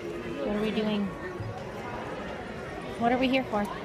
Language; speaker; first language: English; native; English